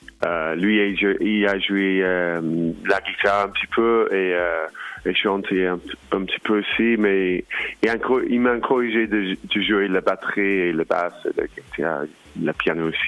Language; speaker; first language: French; non-native, learner; English